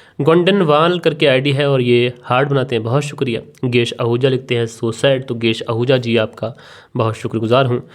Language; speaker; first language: Hindi; native; Hindi